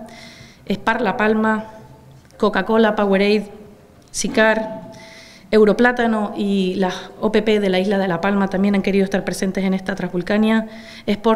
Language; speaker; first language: Spanish; native; Spanish